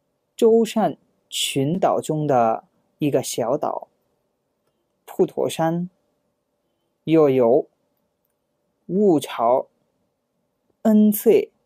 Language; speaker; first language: Chinese; non-native, fluent; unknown